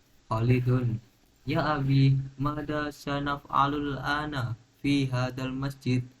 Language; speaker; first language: Arabic; non-native, learner; Indonesian